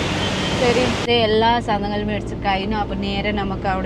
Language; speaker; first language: Malayalam; non-native, local second language; Nepali